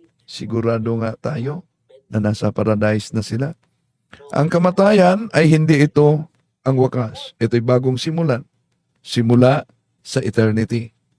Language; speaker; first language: Filipino; native; Filipino